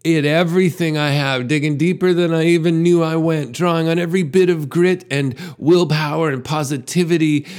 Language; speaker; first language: English; native; English